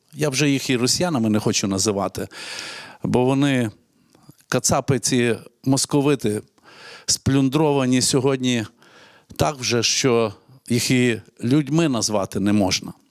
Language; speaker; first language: Ukrainian; native; Ukrainian